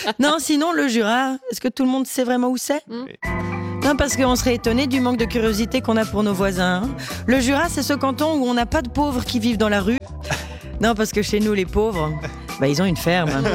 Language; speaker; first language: French; native; French